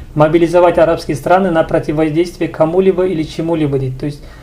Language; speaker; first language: Russian; non-native, local second language; Kazakh